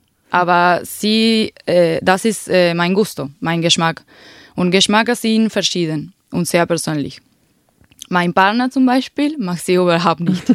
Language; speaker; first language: German; non-native, fluent; Spanish